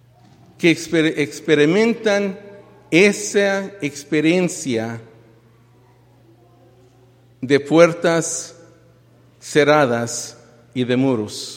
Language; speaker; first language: Spanish; early bilingual, heritage; Spanish